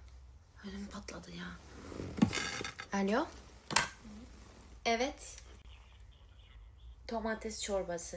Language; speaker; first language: Turkish; early bilingual, heritage; Turkish